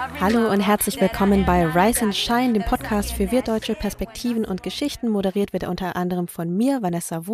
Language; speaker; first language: German; early bilingual, other home language; Vietnamese